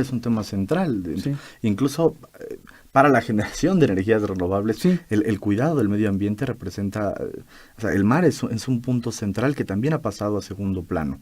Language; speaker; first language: Spanish; native; Spanish